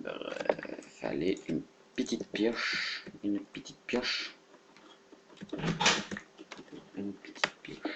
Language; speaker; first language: French; native; French